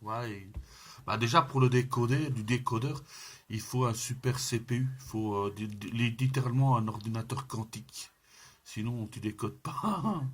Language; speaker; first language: French; native; French